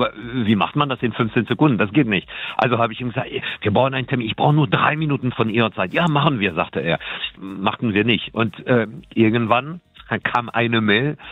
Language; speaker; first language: German; non-native, fluent; French